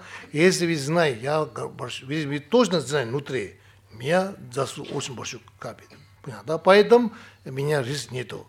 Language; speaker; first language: Russian; non-native, learner; Tibetan